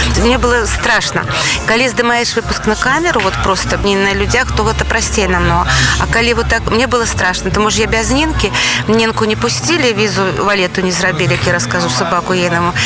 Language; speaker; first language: Belarusian; non-native, local second language; Russian